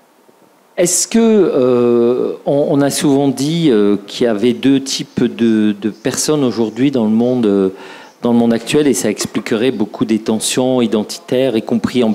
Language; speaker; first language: French; native; French